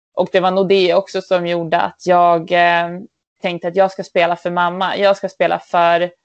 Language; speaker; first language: Swedish; native; Swedish